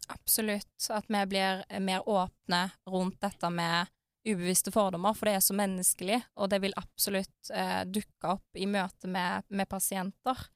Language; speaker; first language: Norwegian; early bilingual, other home language; Arabic